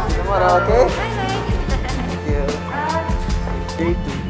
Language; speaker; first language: English; non-native, fluent; Indonesian